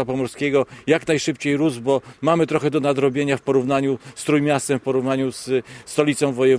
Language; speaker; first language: Polish; native; Polish